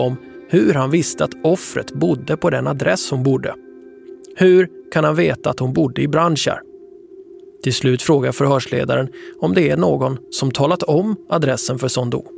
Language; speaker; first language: Swedish; native; Swedish